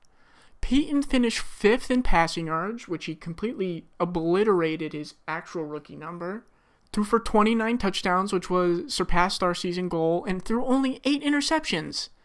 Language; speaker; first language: English; native; English